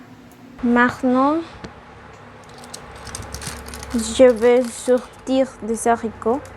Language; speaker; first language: French; non-native, learner; Spanish